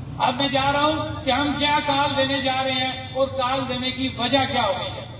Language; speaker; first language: Urdu; non-native, local second language; Pahari-Potwari